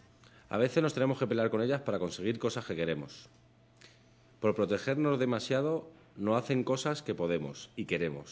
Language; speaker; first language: Spanish; native; Spanish